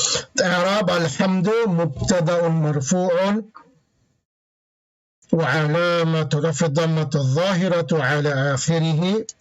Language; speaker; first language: Arabic; non-native, fluent; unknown